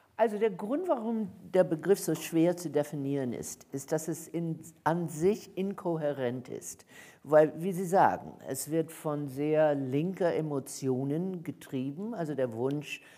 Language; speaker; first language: German; non-native, fluent; English